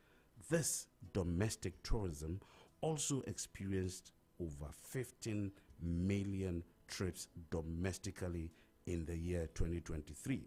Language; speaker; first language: English; non-native, local second language; Akan